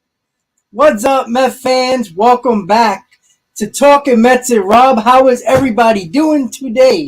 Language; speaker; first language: English; native; English